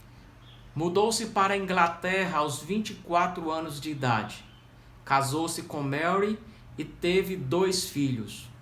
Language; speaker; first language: Portuguese; native; Portuguese